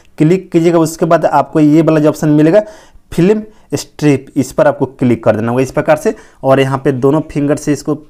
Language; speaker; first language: Hindi; native; Hindi